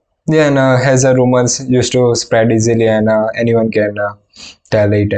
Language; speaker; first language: English; non-native, local second language; Gujarati